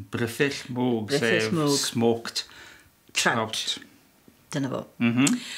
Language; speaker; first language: Welsh; native; Welsh